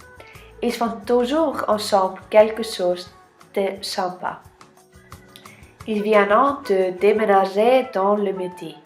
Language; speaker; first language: French; non-native, learner; Icelandic